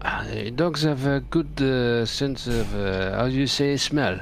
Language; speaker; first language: English; non-native, fluent; French